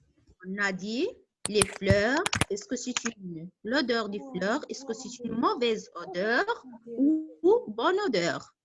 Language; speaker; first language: French; non-native, local second language; Arabic